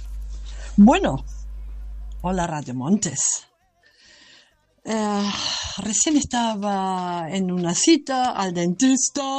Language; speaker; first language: Spanish; non-native, fluent; German